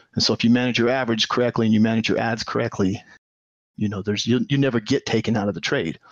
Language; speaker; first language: English; native; English